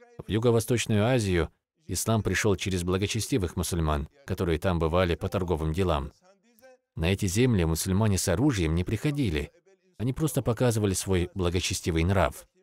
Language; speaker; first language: Russian; non-native, local second language; Avaric